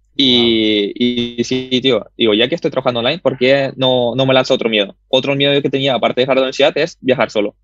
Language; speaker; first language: Spanish; early bilingual, other home language; Russian